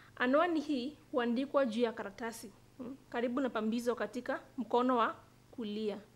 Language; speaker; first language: Swahili; non-native, local second language; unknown